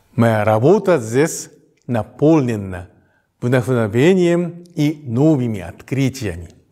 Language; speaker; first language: Russian; non-native, fluent; Japanese